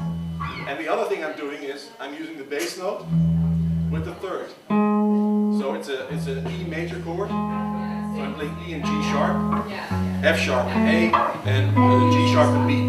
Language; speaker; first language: English; non-native, fluent; Dutch